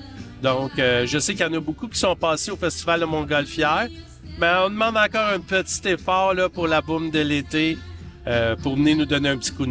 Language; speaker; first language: French; native; French